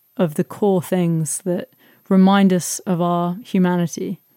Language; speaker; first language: English; native; English